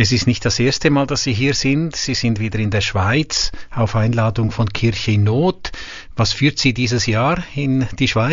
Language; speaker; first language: German; native; German